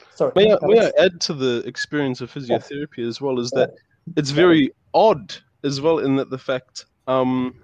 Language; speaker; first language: English; native; English